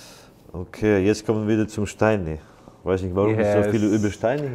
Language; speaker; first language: German; non-native, fluent; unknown